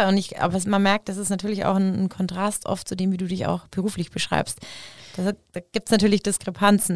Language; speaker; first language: German; native; German